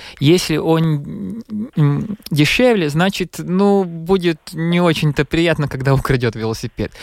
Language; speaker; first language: Russian; non-native, local second language; Latvian